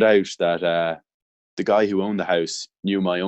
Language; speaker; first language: English; native; English